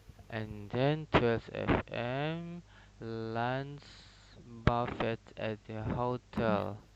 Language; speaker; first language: English; non-native, learner; Indonesian